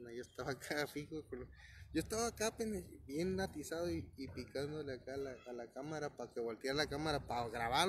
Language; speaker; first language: Spanish; native; Spanish